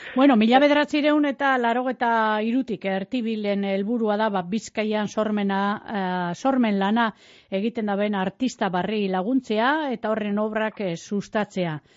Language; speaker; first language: Basque; native; Basque